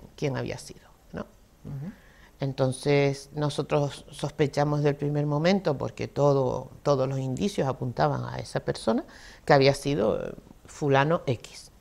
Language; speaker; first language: Spanish; native; Spanish